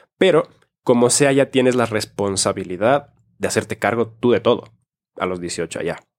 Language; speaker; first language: Spanish; early bilingual, heritage; Spanish